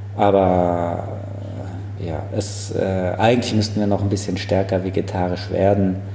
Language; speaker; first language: German; native; German